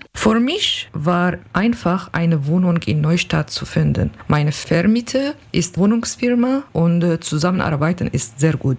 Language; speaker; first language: German; non-native, learner; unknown